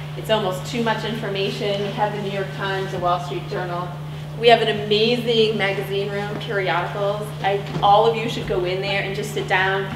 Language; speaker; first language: English; native; English